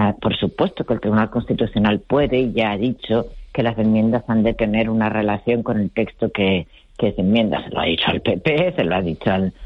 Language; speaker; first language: Spanish; native; Spanish